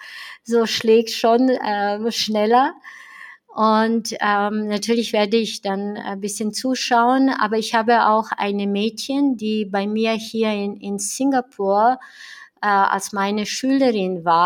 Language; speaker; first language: German; non-native, fluent; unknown